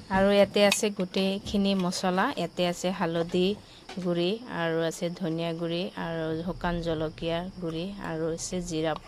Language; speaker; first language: Assamese; native; Assamese